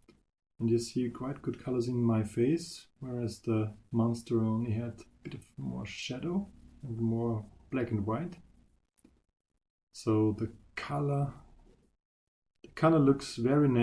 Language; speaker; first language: English; non-native, fluent; German